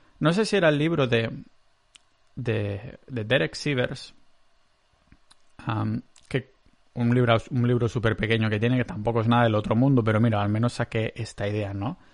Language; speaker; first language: Spanish; non-native, local second language; Catalan